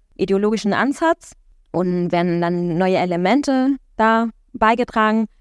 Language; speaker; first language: German; non-native, fluent; Spanish